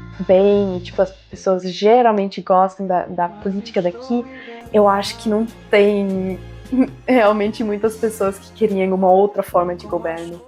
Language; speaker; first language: Portuguese; non-native, fluent; German